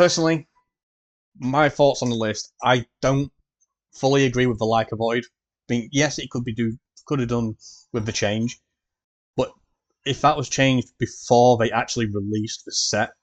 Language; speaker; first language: English; native; English